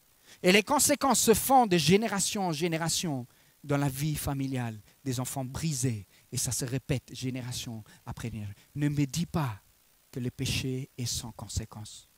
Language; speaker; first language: French; native; French